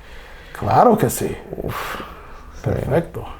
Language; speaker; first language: Spanish; non-native, learner; English